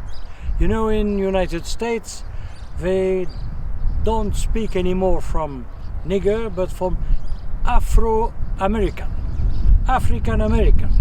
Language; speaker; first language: English; non-native, fluent; French